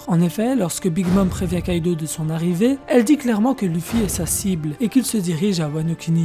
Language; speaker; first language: French; native; French